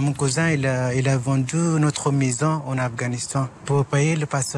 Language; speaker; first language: French; non-native, learner; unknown